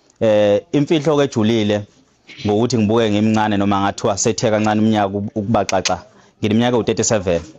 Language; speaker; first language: Zulu; native; Zulu